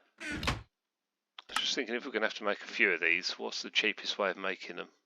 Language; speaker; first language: English; native; English